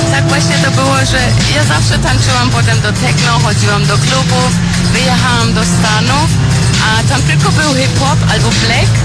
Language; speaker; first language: Polish; early bilingual, heritage; Polish